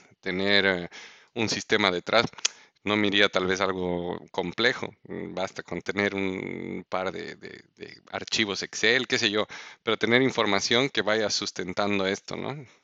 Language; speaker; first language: Spanish; native; Spanish